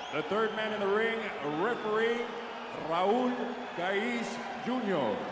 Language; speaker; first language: English; native; English